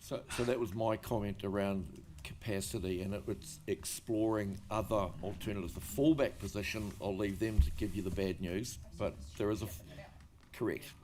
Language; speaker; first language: English; native; English